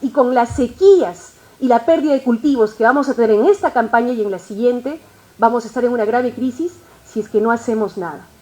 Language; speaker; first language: Spanish; native; Spanish